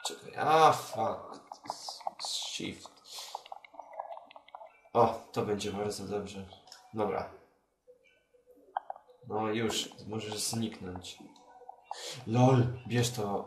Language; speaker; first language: Polish; native; Polish